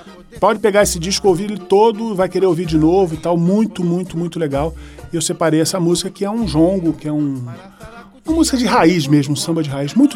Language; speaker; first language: Portuguese; native; Portuguese